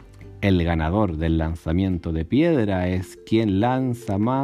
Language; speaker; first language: Spanish; native; Spanish